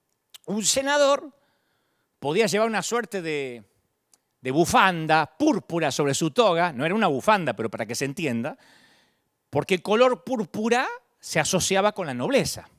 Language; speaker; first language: Spanish; native; Spanish